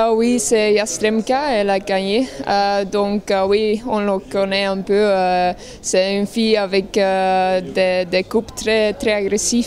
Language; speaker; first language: French; non-native, local second language; Dutch